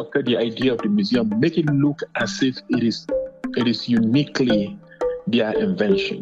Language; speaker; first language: English; non-native, local second language; Igbo